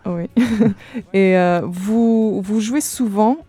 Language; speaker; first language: French; non-native, fluent; Portuguese